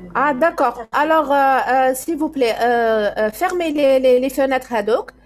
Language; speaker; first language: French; non-native, local second language; Arabic